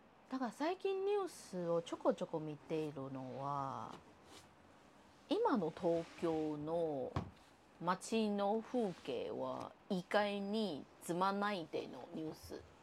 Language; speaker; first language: Japanese; non-native, fluent; Chinese